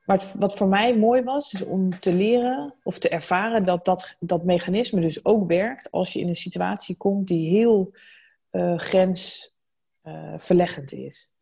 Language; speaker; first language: Dutch; native; Dutch